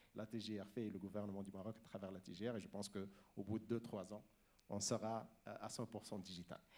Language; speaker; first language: French; non-native, local second language; Arabic